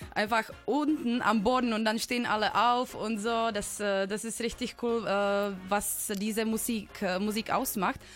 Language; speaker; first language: English; non-native, fluent; Czech